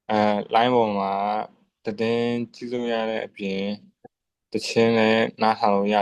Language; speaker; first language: Chinese; non-native, learner; Burmese